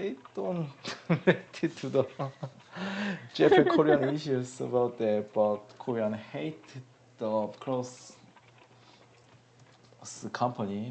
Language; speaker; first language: English; non-native, learner; Korean